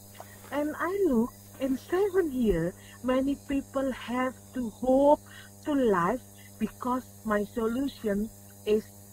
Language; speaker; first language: English; non-native, learner; Indonesian